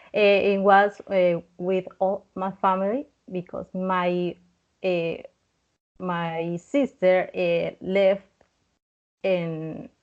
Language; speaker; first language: English; non-native, learner; Spanish